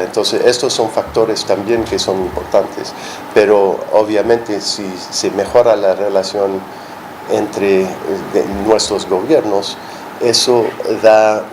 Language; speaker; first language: Spanish; non-native, fluent; English